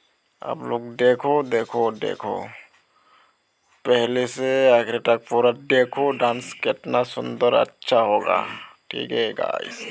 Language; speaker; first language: Hindi; non-native, local second language; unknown